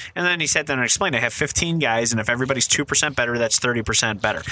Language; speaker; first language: English; native; English